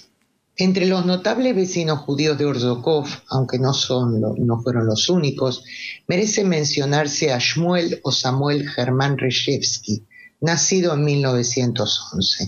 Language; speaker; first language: Spanish; native; Spanish